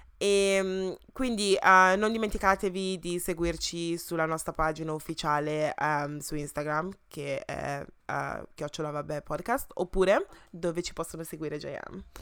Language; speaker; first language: Italian; early bilingual, other home language; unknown